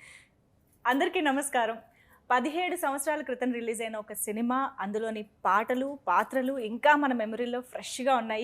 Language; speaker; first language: Telugu; native; Telugu